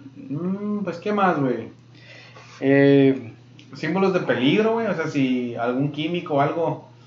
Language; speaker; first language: Spanish; early bilingual, heritage; Spanish